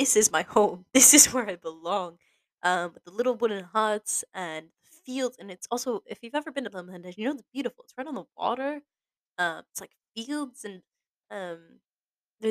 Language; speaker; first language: English; native; English